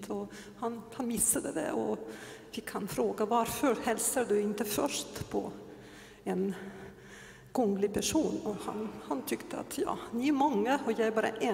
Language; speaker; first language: Swedish; non-native, fluent; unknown